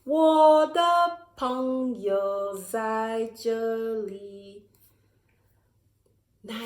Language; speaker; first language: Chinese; non-native, learner; English